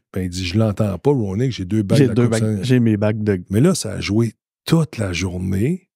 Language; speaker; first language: French; native; French